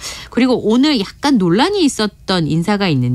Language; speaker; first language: Korean; native; Korean